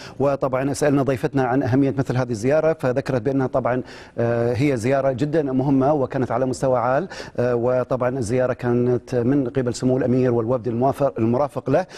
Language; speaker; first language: Arabic; native; Arabic